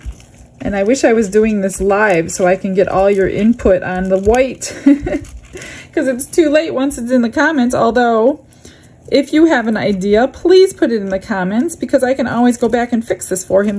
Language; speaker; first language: English; native; English